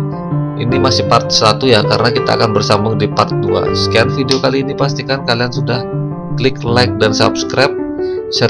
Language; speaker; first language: Indonesian; native; Indonesian